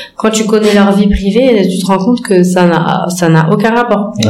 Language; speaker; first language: French; native; French